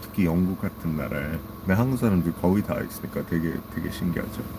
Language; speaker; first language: Korean; non-native, fluent; English